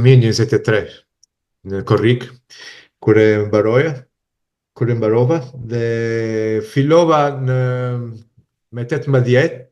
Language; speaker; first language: Albanian; non-native, fluent; Italian